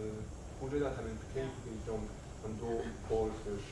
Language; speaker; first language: Chinese; non-native, learner; French